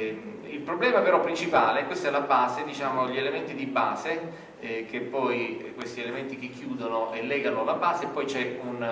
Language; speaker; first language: Italian; native; Italian